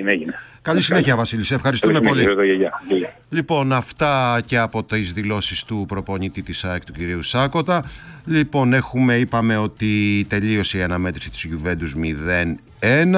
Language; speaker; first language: Greek; native; Greek